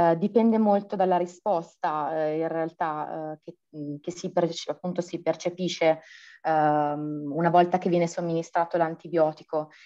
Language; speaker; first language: Italian; native; Italian